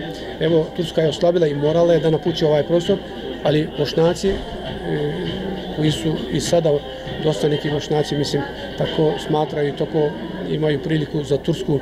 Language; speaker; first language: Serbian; early bilingual, heritage; Croatian